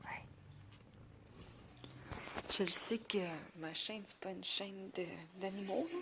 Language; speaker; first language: French; native; French